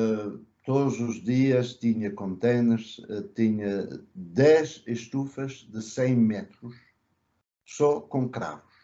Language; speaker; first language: Portuguese; early bilingual, other home language; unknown